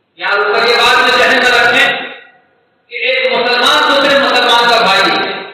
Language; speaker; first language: Urdu; native; Urdu